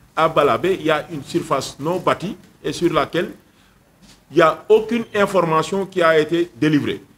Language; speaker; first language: French; non-native, local second language; Wolof